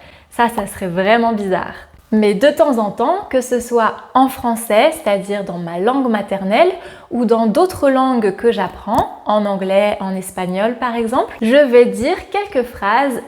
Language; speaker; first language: French; native; French